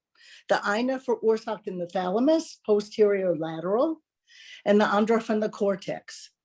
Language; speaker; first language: German; non-native, learner; English